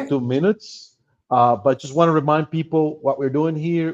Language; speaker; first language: English; non-native, fluent; Spanish